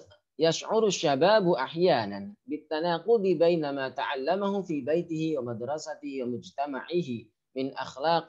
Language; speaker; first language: Arabic; non-native, fluent; Indonesian